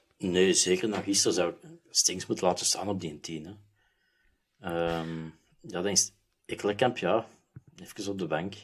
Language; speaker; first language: Dutch; native; Dutch